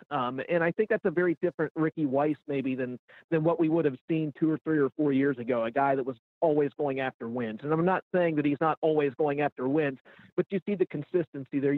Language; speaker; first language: English; native; English